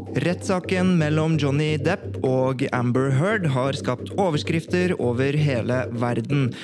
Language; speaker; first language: Norwegian; early bilingual, other home language; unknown